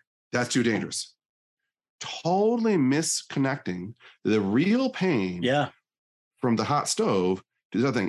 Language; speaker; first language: English; native; English